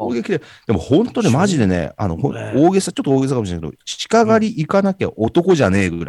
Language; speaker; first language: Japanese; native; Japanese